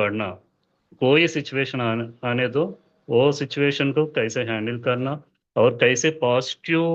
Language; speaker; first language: Hindi; non-native, local second language; Telugu